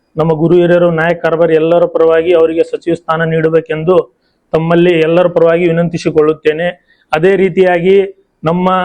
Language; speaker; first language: Kannada; non-native, local second language; Lambadi